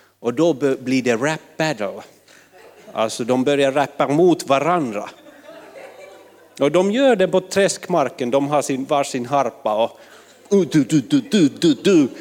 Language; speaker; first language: Swedish; non-native, fluent; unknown